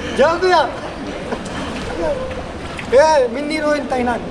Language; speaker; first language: English; non-native, learner; Korean